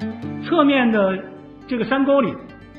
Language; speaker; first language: Chinese; native; Chinese